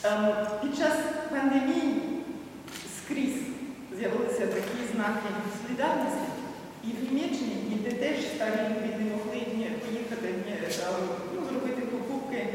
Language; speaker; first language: Ukrainian; non-native, learner; German